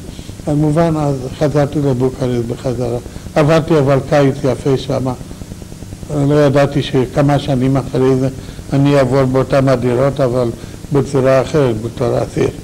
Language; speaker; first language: Hebrew; non-native, fluent; Romanian